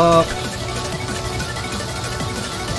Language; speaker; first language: English; native; English